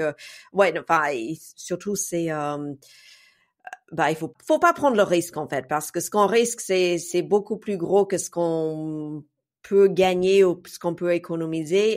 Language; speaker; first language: French; non-native, fluent; English